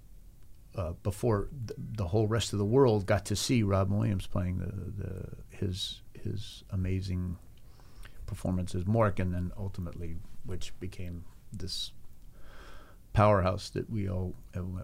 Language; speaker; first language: English; native; English